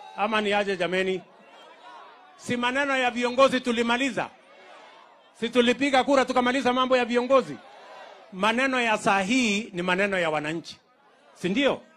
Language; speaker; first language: Swahili; non-native, local second language; Kalenjin